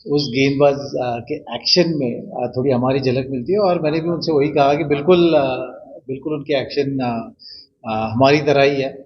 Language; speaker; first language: Hindi; non-native, local second language; Marathi